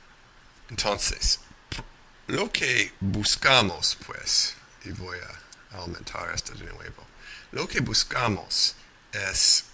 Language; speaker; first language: Spanish; non-native, fluent; English